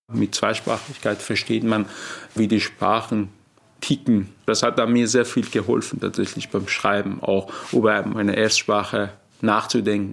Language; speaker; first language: German; non-native, fluent; Persian